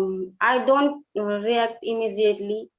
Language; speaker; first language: English; non-native, learner; Marathi